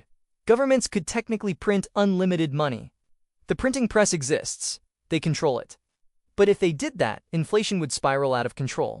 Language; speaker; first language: English; native; English